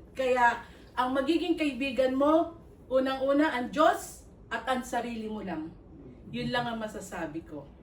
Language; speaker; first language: Filipino; native; Filipino